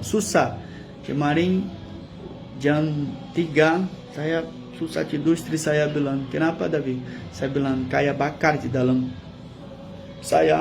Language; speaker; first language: Indonesian; non-native, learner; Portuguese